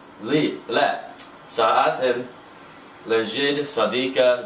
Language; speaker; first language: Arabic; non-native, learner; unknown